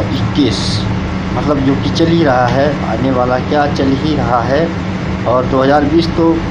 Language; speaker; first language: Hindi; native; Hindi